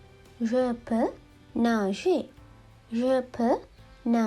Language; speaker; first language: French; non-native, fluent; Sinhala